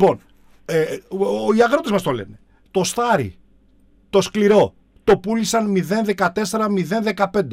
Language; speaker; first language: Greek; native; Greek